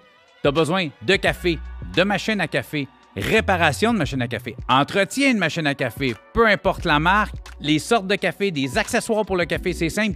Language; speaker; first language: French; native; French